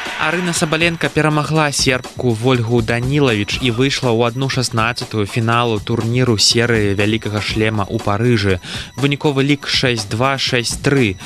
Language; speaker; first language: Belarusian; native; Belarusian